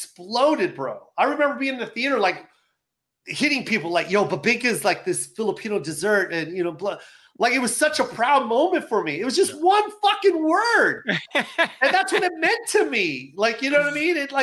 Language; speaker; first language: English; native; English